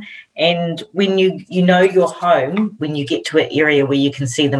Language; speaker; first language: English; native; English